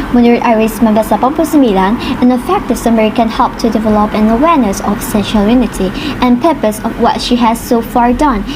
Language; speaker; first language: English; non-native, local second language; Malay